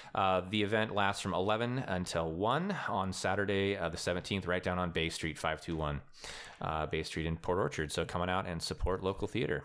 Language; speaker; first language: English; native; English